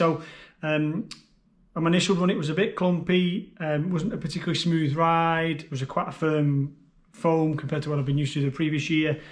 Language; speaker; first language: English; native; English